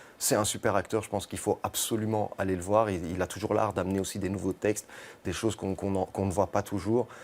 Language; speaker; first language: French; early bilingual, other home language; Arabic